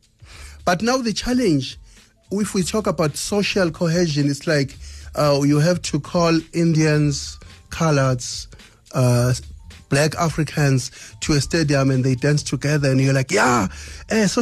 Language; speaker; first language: English; non-native, local second language; Zulu